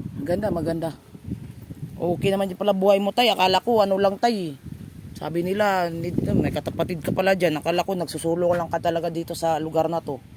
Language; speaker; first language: Filipino; non-native, local second language; Cebuano